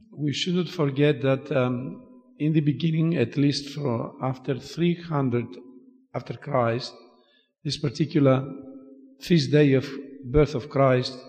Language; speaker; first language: English; non-native, fluent; Greek